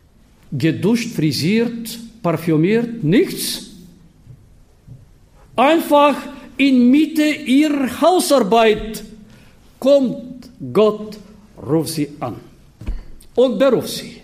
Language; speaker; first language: German; non-native, fluent; Bulgarian